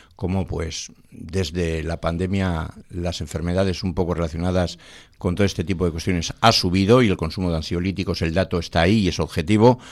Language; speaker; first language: Spanish; native; Spanish